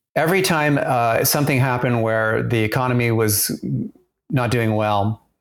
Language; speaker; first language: English; early bilingual, other home language; German